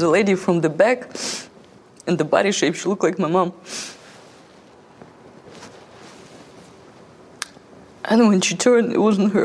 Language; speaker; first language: English; non-native, fluent; Russian